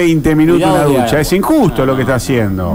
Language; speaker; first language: Spanish; native; Spanish